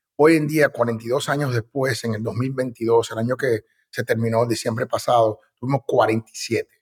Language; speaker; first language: Spanish; early bilingual, heritage; Spanish